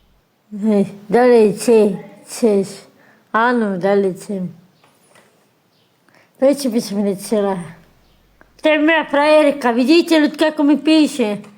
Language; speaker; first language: Slovak; non-native, local second language; Romany